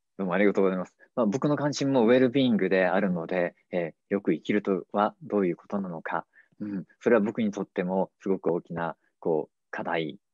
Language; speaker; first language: Japanese; native; Japanese